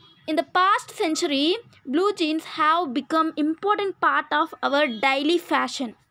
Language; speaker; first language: English; non-native, local second language; Telugu